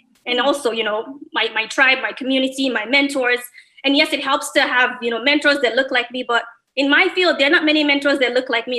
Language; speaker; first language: English; non-native, local second language; Yoruba